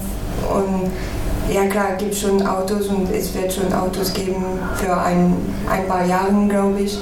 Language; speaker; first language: German; non-native, fluent; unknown